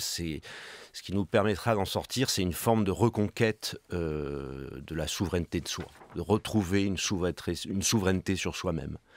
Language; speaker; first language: French; native; French